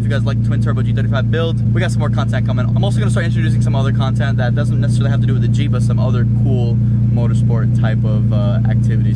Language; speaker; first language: English; native; English